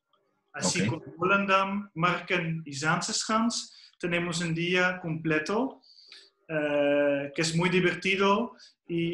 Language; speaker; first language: Spanish; non-native, fluent; Dutch